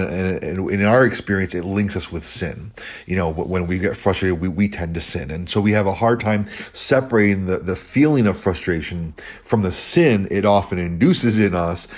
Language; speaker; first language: English; native; English